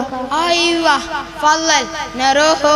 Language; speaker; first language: Arabic; non-native, learner; Malayalam